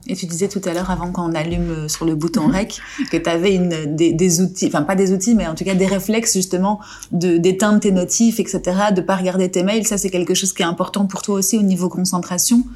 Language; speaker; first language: French; native; French